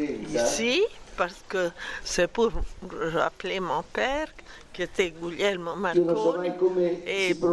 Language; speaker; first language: French; non-native, fluent; Italian